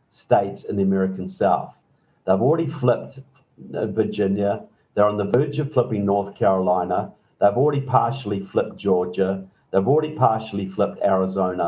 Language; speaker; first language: English; native; English